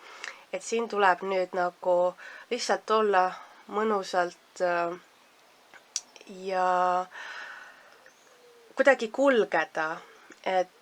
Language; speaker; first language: Estonian; native; Estonian